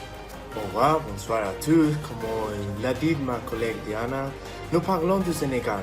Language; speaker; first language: French; non-native, learner; Spanish